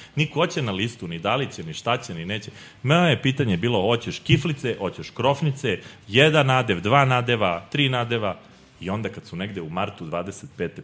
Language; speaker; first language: Serbian; native; Serbian